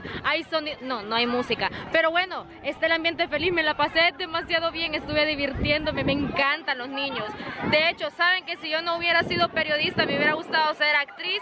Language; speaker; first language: Spanish; native; Spanish